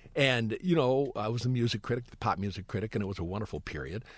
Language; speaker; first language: English; native; English